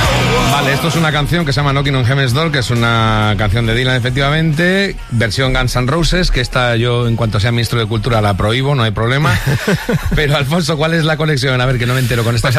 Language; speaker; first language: Spanish; native; Spanish